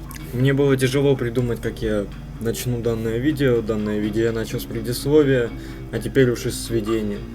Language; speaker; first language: Russian; native; Russian